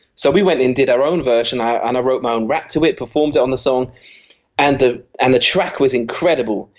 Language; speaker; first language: English; native; English